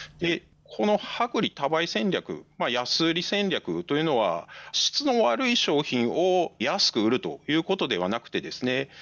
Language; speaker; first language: Japanese; native; Japanese